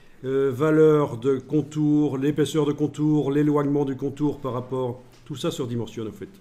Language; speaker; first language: French; native; French